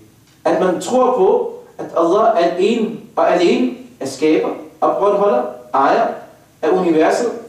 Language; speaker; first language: Danish; non-native, fluent; Arabic